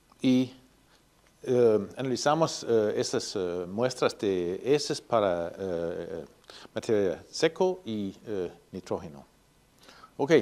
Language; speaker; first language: Spanish; non-native, fluent; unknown